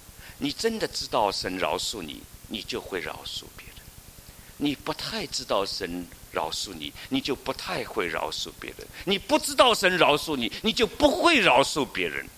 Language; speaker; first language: Chinese; native; Chinese